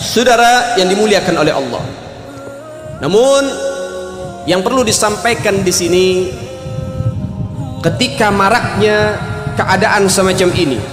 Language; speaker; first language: Indonesian; native; Indonesian